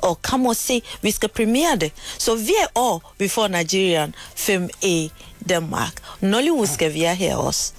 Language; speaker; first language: Danish; non-native, learner; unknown